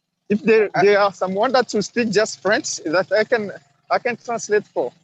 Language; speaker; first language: English; non-native, learner; Swahili